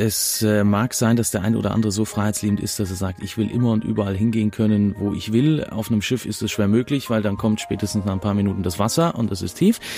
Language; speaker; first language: German; native; German